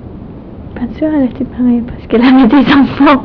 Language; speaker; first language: French; non-native, fluent; English